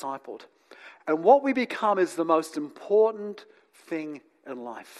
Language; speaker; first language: English; native; English